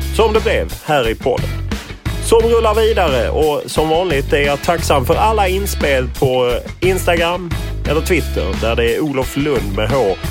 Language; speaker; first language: Swedish; native; Swedish